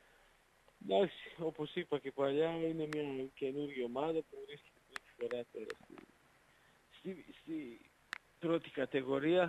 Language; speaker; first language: Greek; non-native, fluent; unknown